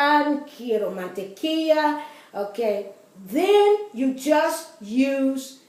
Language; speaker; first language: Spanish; non-native, fluent; English